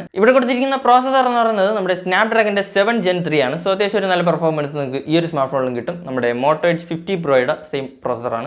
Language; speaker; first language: Malayalam; native; Malayalam